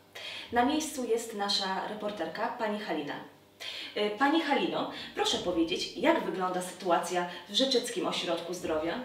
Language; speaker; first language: Polish; native; Polish